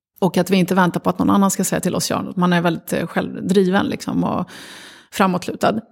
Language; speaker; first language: Swedish; early bilingual, other home language; Arabic